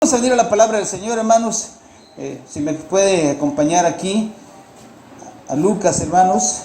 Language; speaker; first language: Spanish; native; Spanish